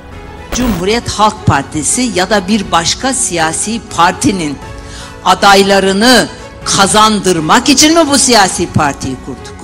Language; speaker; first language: Turkish; native; Turkish